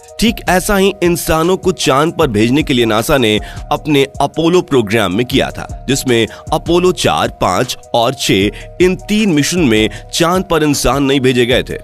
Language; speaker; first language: Hindi; native; Hindi